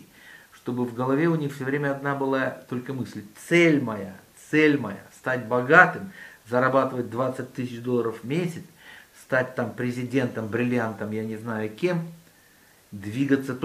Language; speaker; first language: Russian; native; Russian